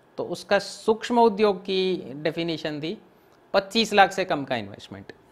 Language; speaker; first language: Hindi; non-native, local second language; Gujarati